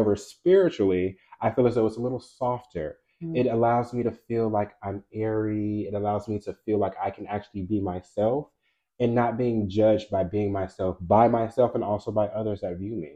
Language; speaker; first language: English; native; English